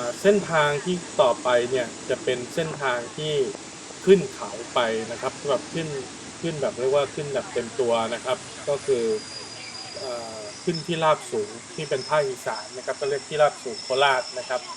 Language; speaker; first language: Thai; native; Thai